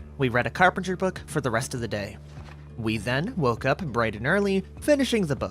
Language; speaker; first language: English; native; English